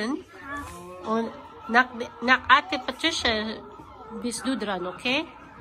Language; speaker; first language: German; non-native, learner; Filipino